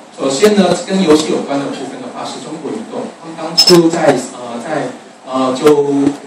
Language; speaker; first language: Chinese; native; Chinese